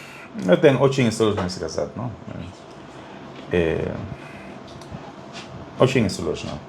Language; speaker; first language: Russian; non-native, fluent; Spanish